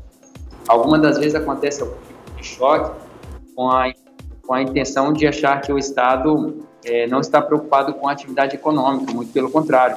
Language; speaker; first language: Portuguese; native; Portuguese